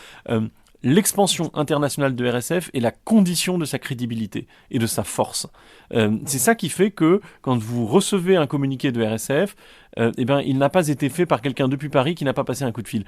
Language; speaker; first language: French; native; French